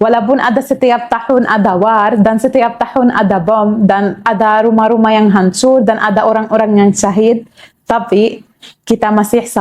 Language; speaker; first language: Indonesian; non-native, learner; Arabic